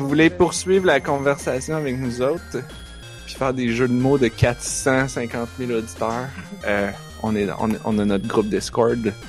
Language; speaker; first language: French; native; French